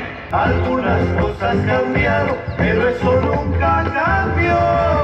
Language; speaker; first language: Spanish; native; Spanish